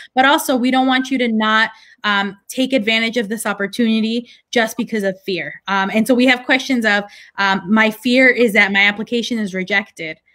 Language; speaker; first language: English; early bilingual, other home language; Spanish